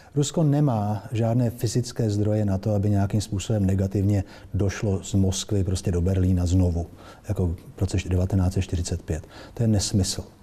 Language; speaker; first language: Czech; native; Czech